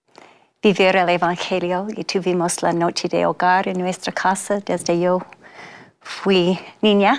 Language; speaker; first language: Spanish; non-native, fluent; English